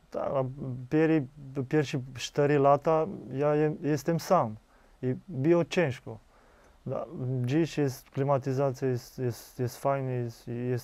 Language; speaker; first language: Polish; non-native, learner; Romanian